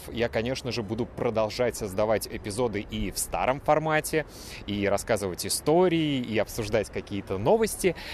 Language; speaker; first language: Russian; native; Russian